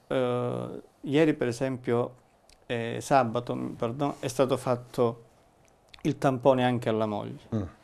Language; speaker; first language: Italian; native; Italian